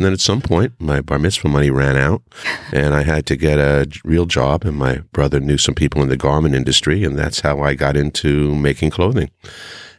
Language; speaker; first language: English; native; English